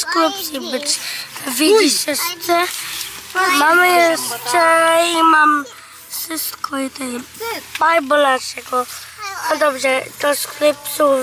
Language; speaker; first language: Polish; early bilingual, heritage; Polish